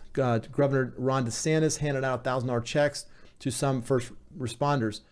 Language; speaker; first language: English; native; English